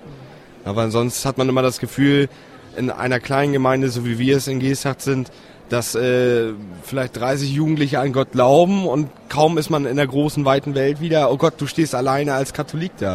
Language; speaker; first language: German; native; German